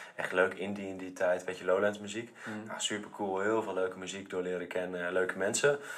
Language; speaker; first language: Dutch; native; Dutch